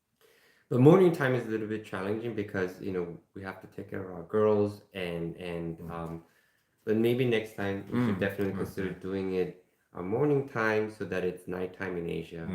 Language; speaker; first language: English; non-native, fluent; Korean